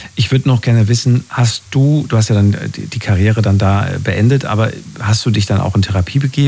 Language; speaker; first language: German; native; German